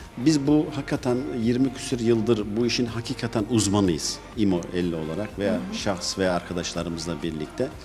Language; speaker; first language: Turkish; early bilingual, heritage; Turkish